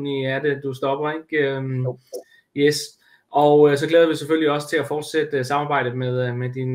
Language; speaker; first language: Danish; native; Danish